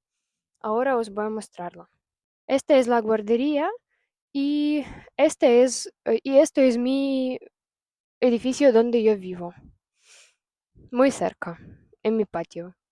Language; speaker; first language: Spanish; non-native, fluent; Russian